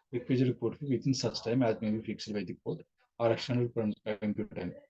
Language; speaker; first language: English; non-native, local second language; Telugu